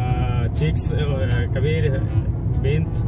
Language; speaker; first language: Arabic; non-native, learner; Bangla